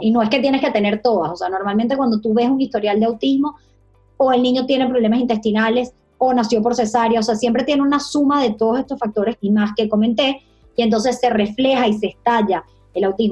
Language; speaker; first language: Spanish; native; Spanish